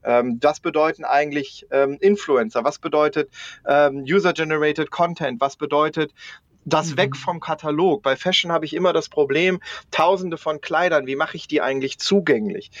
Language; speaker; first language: German; native; German